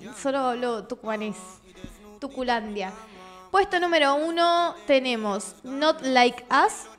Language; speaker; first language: Spanish; native; Spanish